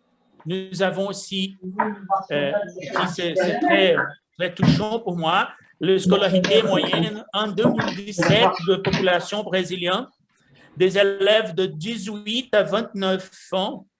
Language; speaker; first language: French; non-native, fluent; Portuguese